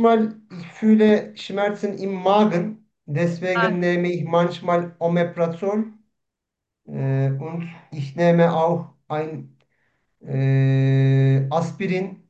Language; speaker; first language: German; non-native, learner; Turkish